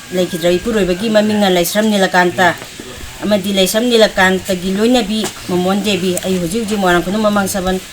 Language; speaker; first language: Manipuri; native; Manipuri